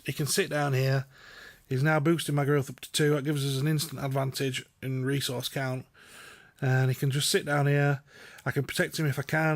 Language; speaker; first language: English; native; English